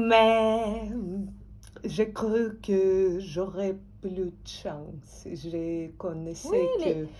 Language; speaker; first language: French; non-native, fluent; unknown